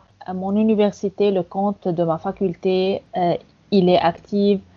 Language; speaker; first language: French; non-native, fluent; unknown